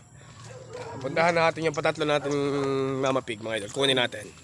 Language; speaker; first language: Filipino; native; Filipino